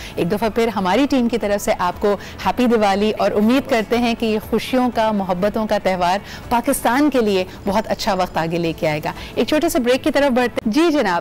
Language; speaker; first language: Urdu; native; Urdu